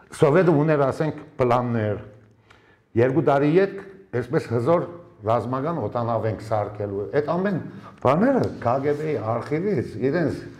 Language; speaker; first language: Armenian; early bilingual, heritage; Armenian